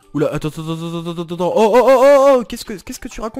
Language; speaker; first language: French; native; French